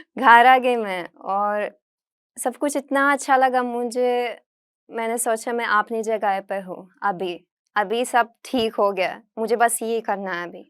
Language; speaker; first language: Hindi; non-native, fluent; Russian